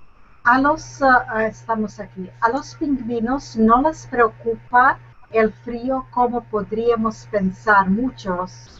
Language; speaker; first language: Spanish; non-native, learner; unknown